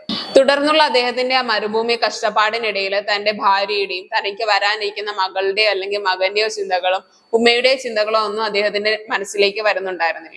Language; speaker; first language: Malayalam; native; Malayalam